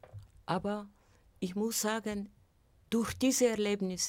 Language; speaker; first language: German; non-native, fluent; Bulgarian